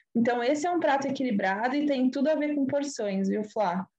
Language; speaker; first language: Portuguese; native; Portuguese